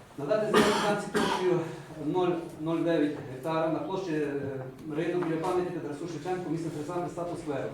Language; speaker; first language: Ukrainian; native; Ukrainian